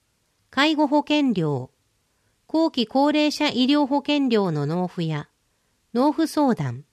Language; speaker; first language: Japanese; native; Japanese